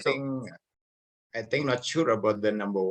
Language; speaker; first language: English; non-native, learner; Indonesian